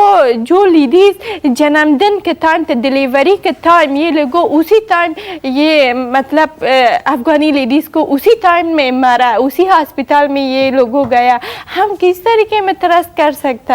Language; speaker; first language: Hindi; non-native, learner; Persian